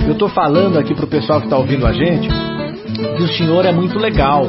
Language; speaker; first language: Portuguese; native; Portuguese